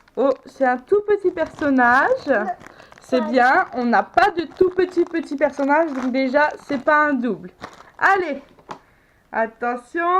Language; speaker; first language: French; native; French